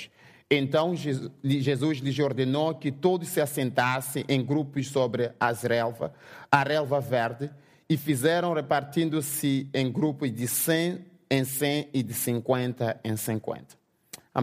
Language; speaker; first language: English; non-native, learner; Portuguese